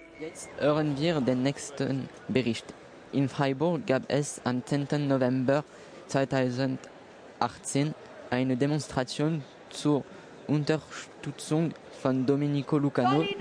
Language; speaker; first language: German; non-native, learner; French